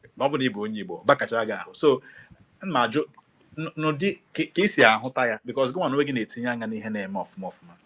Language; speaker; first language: Igbo; native; Igbo